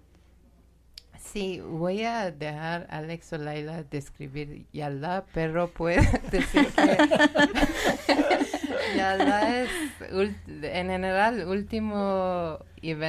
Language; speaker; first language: Spanish; non-native, learner; Persian